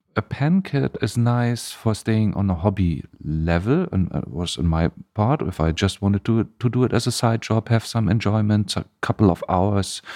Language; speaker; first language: English; non-native, fluent; German